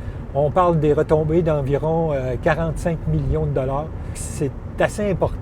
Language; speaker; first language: French; native; French